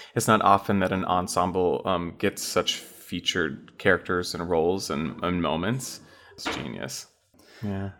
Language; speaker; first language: English; native; English